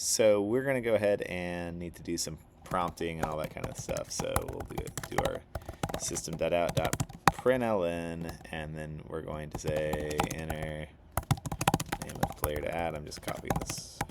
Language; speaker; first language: English; native; English